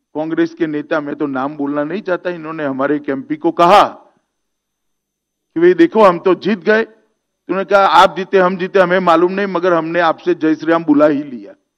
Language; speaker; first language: Hindi; non-native, local second language; Gujarati